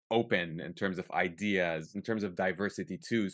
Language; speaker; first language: English; early bilingual, other home language; Arabic